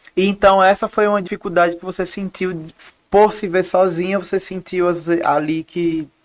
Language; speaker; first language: Portuguese; native; Portuguese